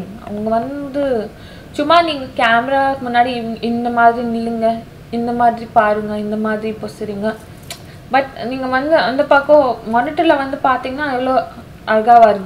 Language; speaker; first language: Tamil; non-native, fluent; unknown